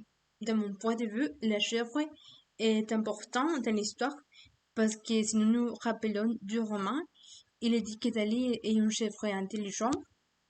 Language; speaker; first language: French; non-native, learner; Spanish